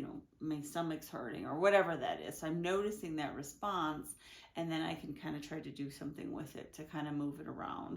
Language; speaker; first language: English; native; English